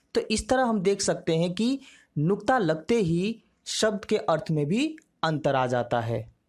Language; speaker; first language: Hindi; native; Hindi